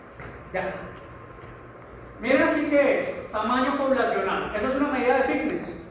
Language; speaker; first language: Spanish; native; Spanish